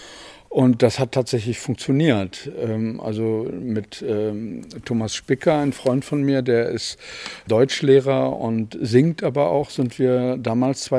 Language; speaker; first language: German; native; German